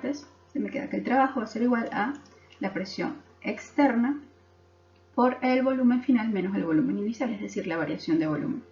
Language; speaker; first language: Spanish; native; Spanish